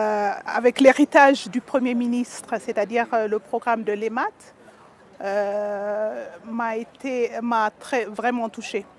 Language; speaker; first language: French; non-native, fluent; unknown